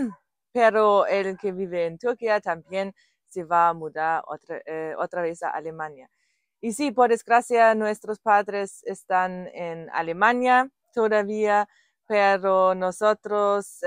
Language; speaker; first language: Spanish; non-native, fluent; German